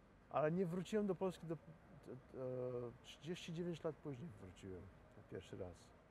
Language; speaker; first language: Polish; native; Polish